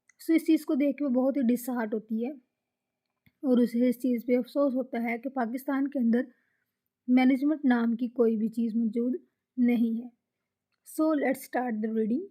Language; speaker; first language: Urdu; native; Urdu